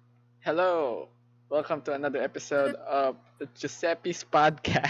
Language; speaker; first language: English; non-native, local second language; Filipino